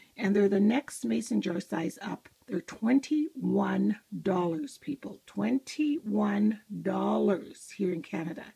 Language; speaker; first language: English; native; English